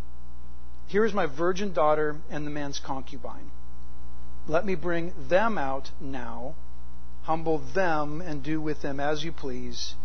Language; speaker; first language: English; native; English